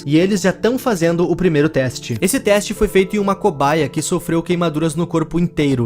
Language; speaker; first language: Portuguese; native; Portuguese